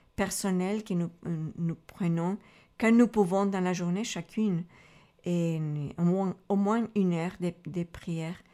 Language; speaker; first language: French; non-native, fluent; Spanish